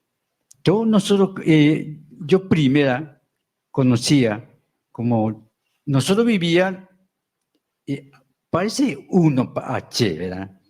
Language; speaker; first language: Spanish; non-native, local second language; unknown